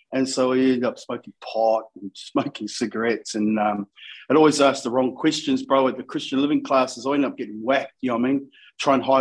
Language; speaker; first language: English; native; English